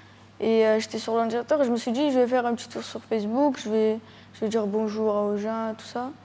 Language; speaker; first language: French; early bilingual, other home language; Georgian